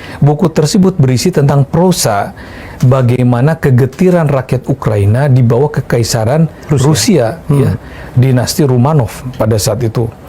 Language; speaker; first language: Indonesian; native; Indonesian